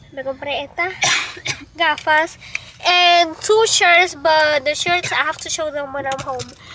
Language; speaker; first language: English; early bilingual, other home language; Spanish